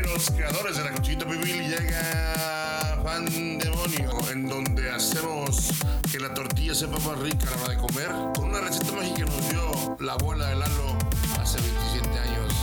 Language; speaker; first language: Spanish; native; Spanish